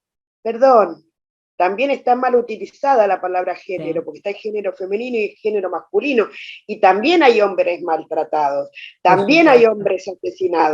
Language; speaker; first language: Spanish; native; Spanish